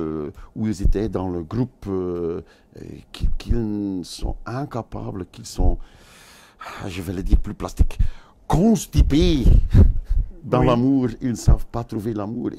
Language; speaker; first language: French; non-native, local second language; Dutch